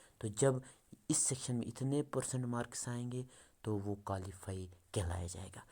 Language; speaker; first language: Urdu; non-native, local second language; Kashmiri